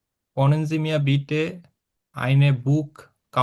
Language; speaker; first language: German; non-native, learner; Bangla